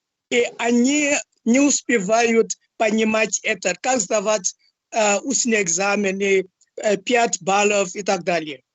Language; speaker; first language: Russian; non-native, fluent; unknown